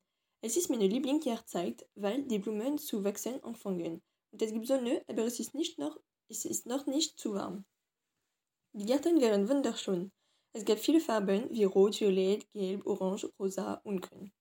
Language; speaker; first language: German; non-native, learner; French